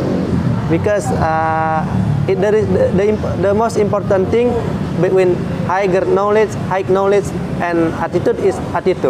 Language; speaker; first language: English; non-native, fluent; Indonesian